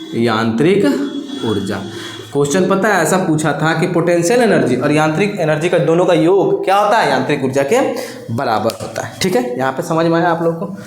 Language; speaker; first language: Hindi; native; Hindi